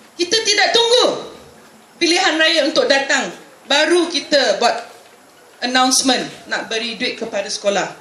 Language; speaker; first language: Malay; non-native, local second language; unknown